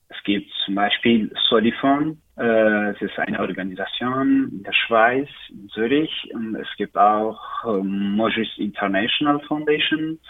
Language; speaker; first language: German; non-native, learner; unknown